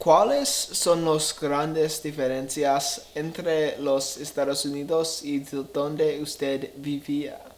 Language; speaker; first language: Spanish; non-native, learner; English